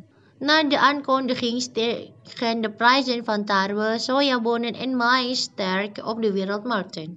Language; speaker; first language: Dutch; non-native, fluent; Indonesian